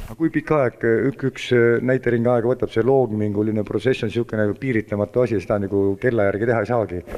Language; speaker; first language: Estonian; native; Estonian